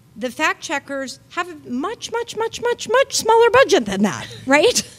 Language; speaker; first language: English; native; English